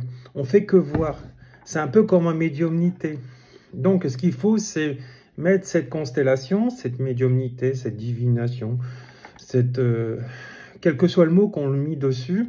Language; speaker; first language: French; native; French